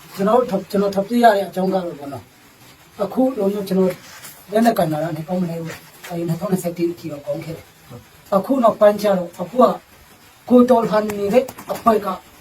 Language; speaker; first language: Burmese; non-native, local second language; Tedim Chin